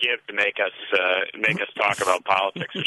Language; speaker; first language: English; native; English